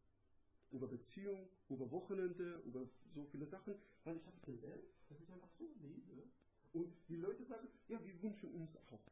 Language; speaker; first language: German; non-native, learner; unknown